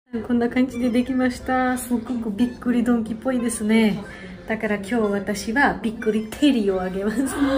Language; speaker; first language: Japanese; non-native, learner; Georgian